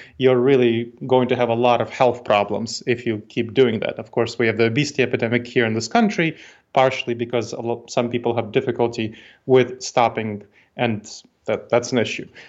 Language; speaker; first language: English; early bilingual, other home language; Russian